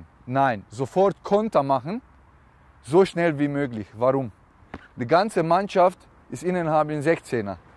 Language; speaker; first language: German; non-native, learner; Hungarian